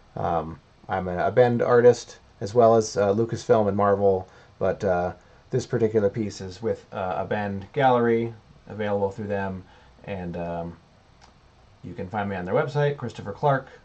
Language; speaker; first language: English; native; English